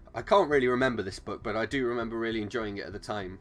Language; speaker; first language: English; native; English